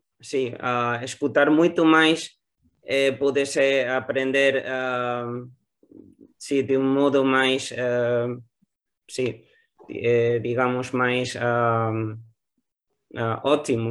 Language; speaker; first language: Portuguese; non-native, learner; Spanish